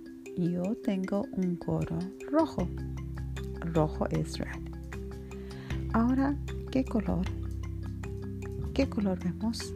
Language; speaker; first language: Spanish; early bilingual, heritage; Spanish